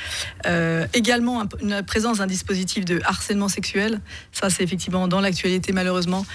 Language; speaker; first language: French; native; French